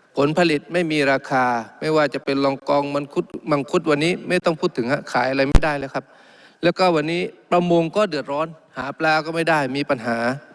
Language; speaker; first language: Thai; non-native, local second language; Malay